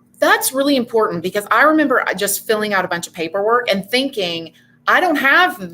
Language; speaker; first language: English; native; English